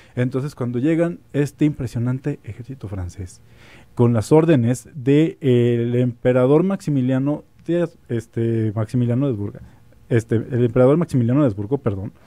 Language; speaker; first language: Spanish; native; Spanish